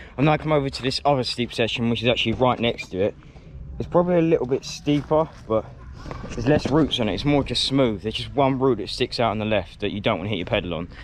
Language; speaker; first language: English; native; English